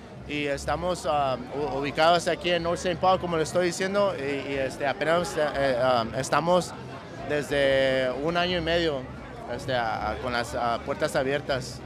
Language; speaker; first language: Spanish; early bilingual, heritage; Spanish